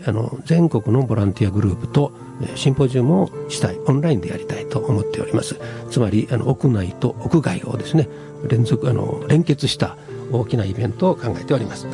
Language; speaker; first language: Japanese; native; Japanese